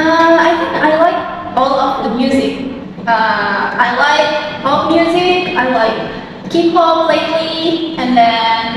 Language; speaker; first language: English; non-native, learner; Indonesian